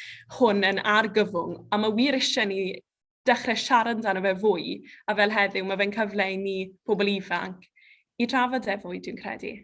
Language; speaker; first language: Welsh; native; Welsh